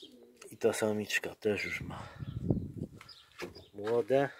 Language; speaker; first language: Polish; native; Polish